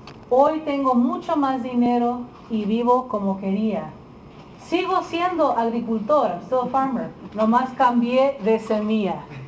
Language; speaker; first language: Spanish; early bilingual, heritage; Spanish